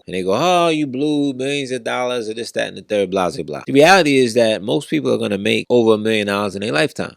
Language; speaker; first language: English; native; English